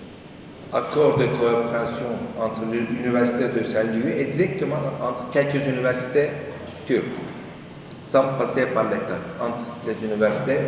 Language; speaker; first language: French; non-native, fluent; Turkish